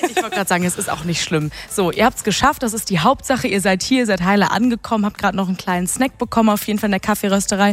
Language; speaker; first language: German; native; German